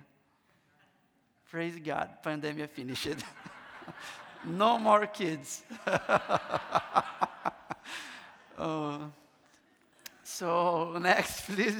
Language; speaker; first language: English; non-native, learner; Portuguese